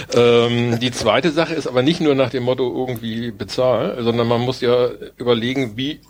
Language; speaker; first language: German; native; German